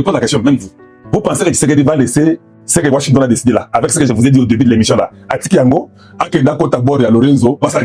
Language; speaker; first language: French; non-native, local second language; Lingala